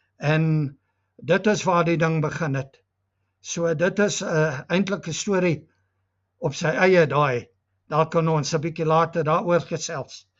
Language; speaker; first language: Afrikaans; non-native, local second language; English